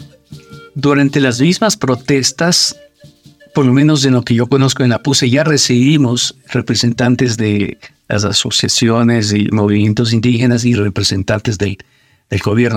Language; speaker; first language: Spanish; native; Spanish